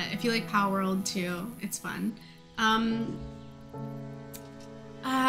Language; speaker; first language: English; native; English